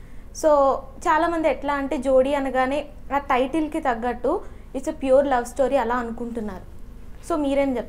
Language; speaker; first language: Telugu; native; Telugu